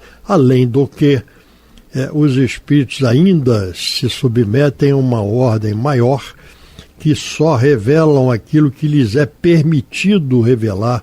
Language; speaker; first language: Portuguese; native; Portuguese